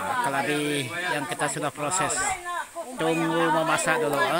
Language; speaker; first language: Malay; non-native, local second language; Iban